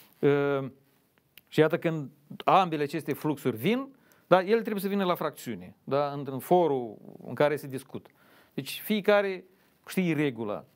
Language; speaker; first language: Romanian; native; Romanian